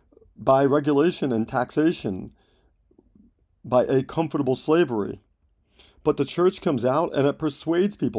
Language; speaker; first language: English; native; English